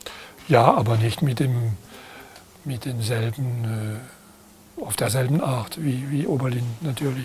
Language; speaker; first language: German; non-native, fluent; French